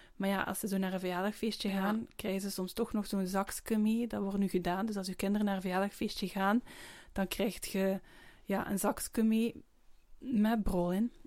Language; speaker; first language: Dutch; native; Dutch